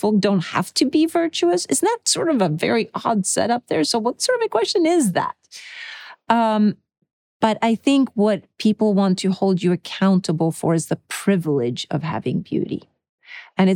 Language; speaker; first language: English; early bilingual, other home language; Czech